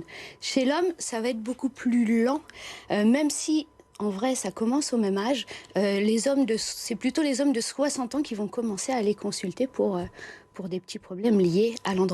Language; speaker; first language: French; native; French